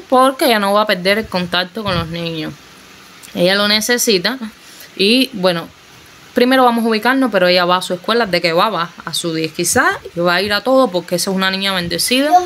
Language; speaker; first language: Spanish; native; Spanish